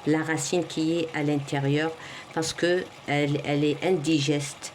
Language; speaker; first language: French; non-native, local second language; Arabic